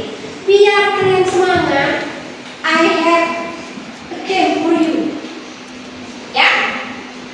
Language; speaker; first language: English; non-native, learner; Indonesian